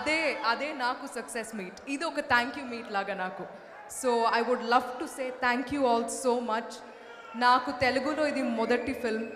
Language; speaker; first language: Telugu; non-native, learner; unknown